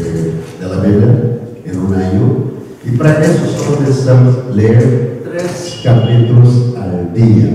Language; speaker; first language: Spanish; non-native, learner; Korean